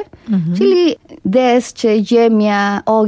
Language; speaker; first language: Polish; non-native, fluent; Spanish